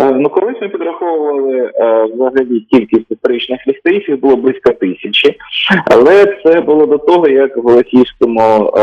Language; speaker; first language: Ukrainian; native; Ukrainian